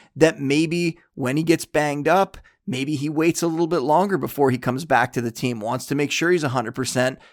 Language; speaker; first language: English; native; English